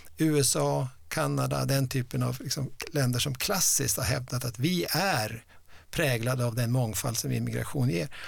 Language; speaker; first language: Swedish; native; Swedish